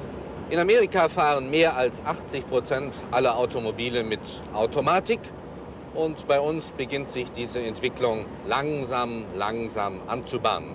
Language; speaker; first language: German; native; German